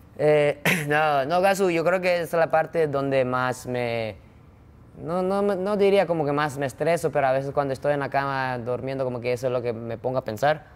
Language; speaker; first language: Spanish; non-native, fluent; Japanese